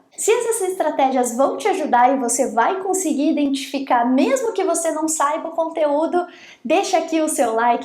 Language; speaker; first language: Portuguese; native; Portuguese